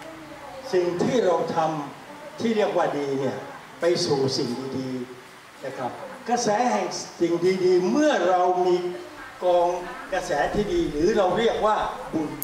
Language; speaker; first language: Thai; native; Thai